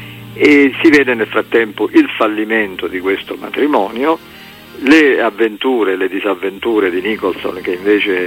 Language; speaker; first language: Italian; native; Italian